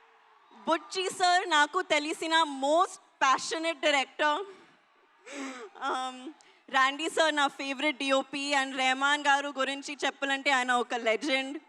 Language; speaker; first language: Telugu; non-native, learner; Hindi